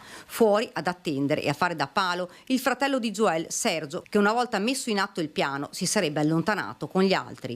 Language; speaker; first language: Italian; native; Italian